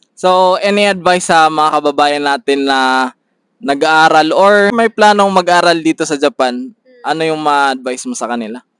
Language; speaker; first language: Filipino; native; Filipino